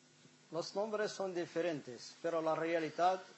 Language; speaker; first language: Spanish; non-native, fluent; Arabic